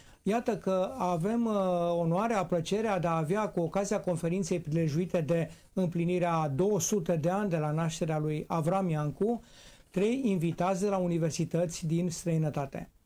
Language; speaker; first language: Romanian; native; Romanian